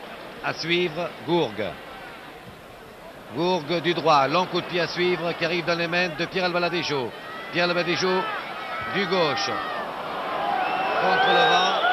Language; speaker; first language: French; native; French